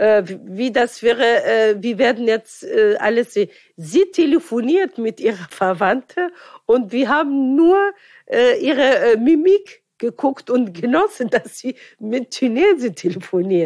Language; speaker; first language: German; non-native, fluent; Arabic